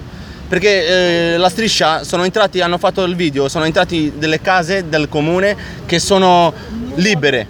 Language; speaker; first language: Italian; early bilingual, other home language; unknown